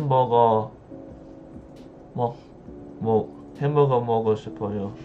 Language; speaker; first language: Korean; non-native, learner; English